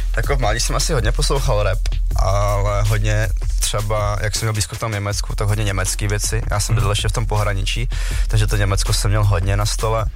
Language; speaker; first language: Czech; early bilingual, other home language; Vietnamese